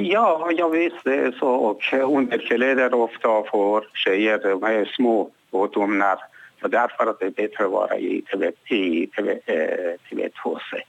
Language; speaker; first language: Swedish; non-native, learner; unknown